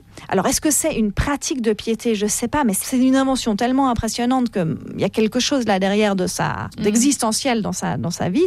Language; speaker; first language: French; native; French